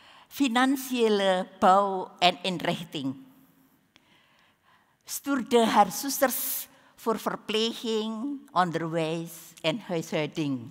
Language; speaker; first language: Dutch; non-native, learner; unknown